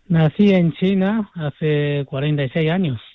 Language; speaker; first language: Spanish; non-native, fluent; Chinese